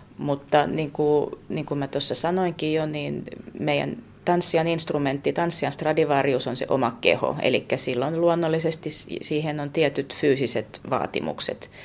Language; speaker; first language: Finnish; native; Finnish